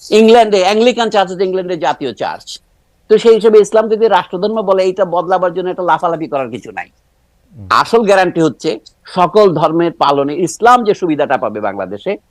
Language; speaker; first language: Bangla; native; Bangla